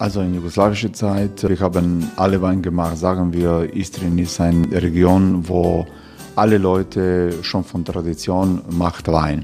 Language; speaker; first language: German; non-native, learner; Croatian